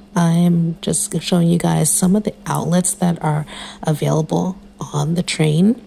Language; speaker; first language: English; native; English